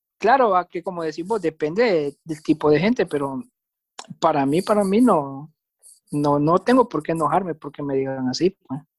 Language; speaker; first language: Spanish; native; Spanish